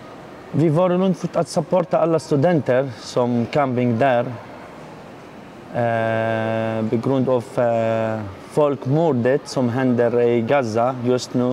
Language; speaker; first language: Swedish; non-native, learner; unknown